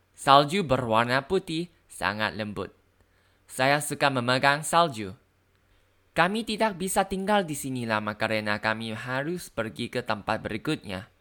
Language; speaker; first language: Indonesian; non-native, learner; Thai